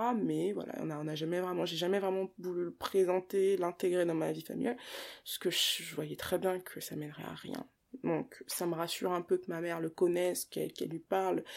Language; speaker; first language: French; early bilingual, other home language; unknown